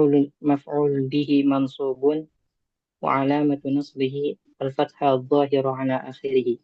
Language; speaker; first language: Arabic; non-native, learner; Indonesian